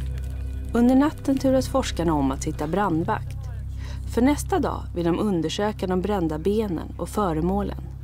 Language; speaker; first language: Swedish; native; Swedish